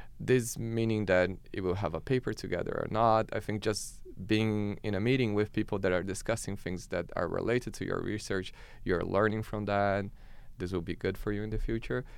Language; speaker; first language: English; non-native, fluent; Portuguese